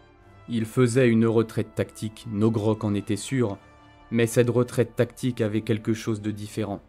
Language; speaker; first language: French; native; French